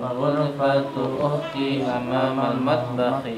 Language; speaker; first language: Arabic; non-native, learner; Indonesian